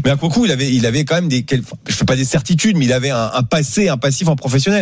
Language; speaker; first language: French; native; French